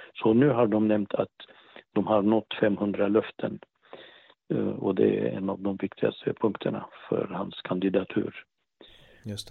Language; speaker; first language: Swedish; non-native, fluent; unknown